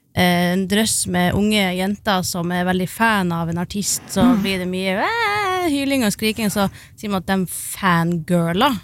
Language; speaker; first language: Norwegian; native; Norwegian